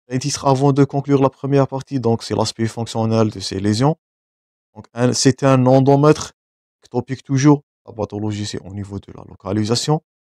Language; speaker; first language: French; non-native, local second language; Arabic